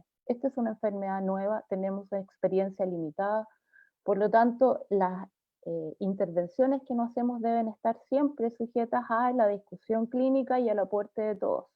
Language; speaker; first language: Spanish; native; Spanish